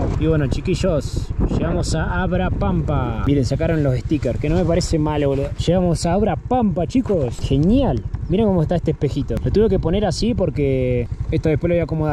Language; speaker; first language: Spanish; native; Spanish